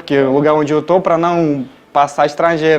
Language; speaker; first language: Portuguese; non-native, fluent; Russian